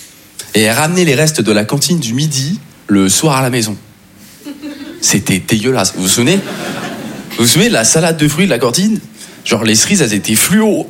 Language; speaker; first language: French; native; French